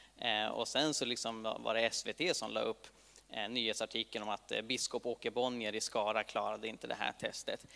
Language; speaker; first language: Swedish; native; Swedish